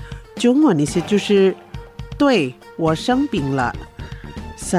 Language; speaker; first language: Chinese; non-native, fluent; Indonesian